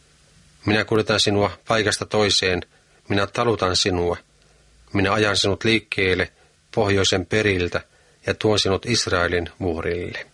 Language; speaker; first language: Finnish; native; Finnish